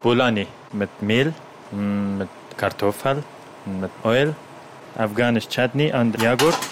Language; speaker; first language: German; non-native, learner; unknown